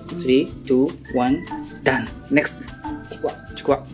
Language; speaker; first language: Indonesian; non-native, learner; Japanese